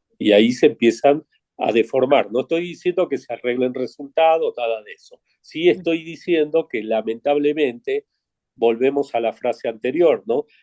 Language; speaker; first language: Spanish; native; Spanish